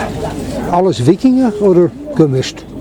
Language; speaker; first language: German; non-native, fluent; English